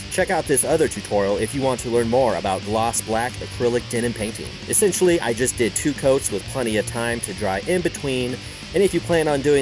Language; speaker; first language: English; native; English